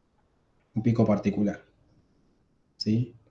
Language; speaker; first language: Spanish; native; Spanish